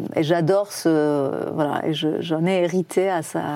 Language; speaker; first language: French; non-native, fluent; Persian